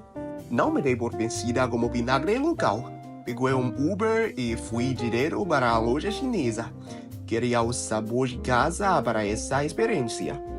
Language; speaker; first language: Portuguese; non-native, learner; Chinese